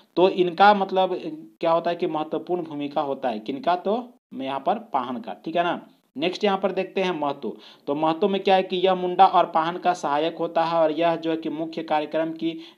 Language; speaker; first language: Hindi; native; Hindi